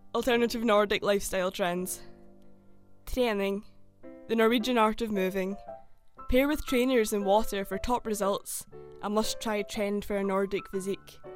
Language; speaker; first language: Norwegian; non-native, fluent; English